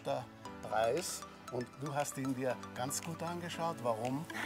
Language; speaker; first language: German; native; German